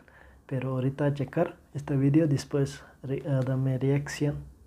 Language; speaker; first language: Spanish; non-native, learner; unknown